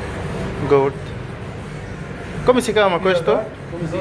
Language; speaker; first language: Italian; non-native, learner; Bangla